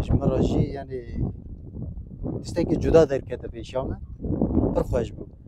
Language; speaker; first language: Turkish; non-native, local second language; Kurdish